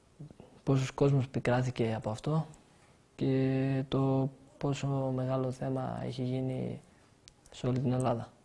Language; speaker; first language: Greek; early bilingual, other home language; Albanian